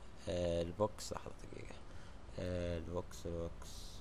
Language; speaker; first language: Arabic; native; Arabic